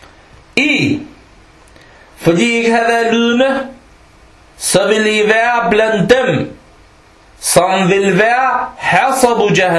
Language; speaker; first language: Danish; non-native, local second language; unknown